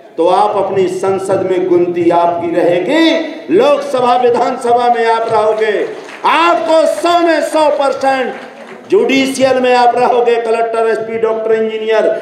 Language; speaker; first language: Hindi; native; Hindi